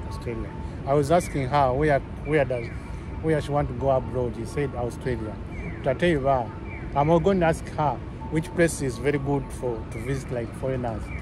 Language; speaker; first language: English; non-native, local second language; Ganda